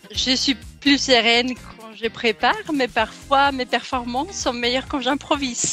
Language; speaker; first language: French; non-native, fluent; Spanish